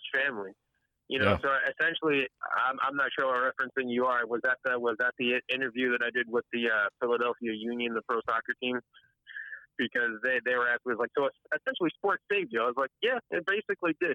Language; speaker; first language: English; native; English